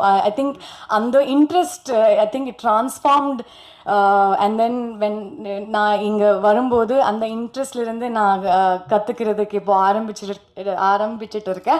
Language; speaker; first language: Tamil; non-native, learner; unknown